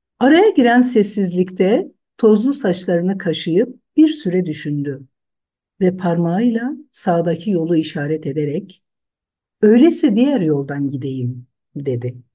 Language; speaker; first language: Turkish; non-native, local second language; Zaza